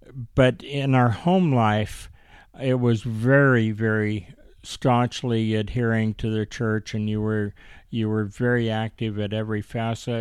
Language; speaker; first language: English; native; English